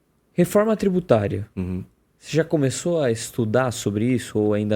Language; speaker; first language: Portuguese; native; Portuguese